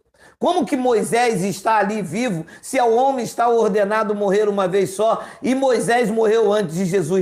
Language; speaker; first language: Portuguese; native; Portuguese